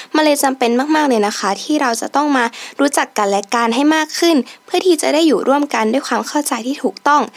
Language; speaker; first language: Thai; native; Thai